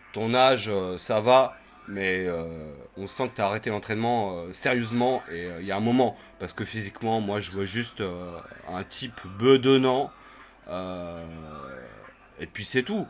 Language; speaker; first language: French; native; French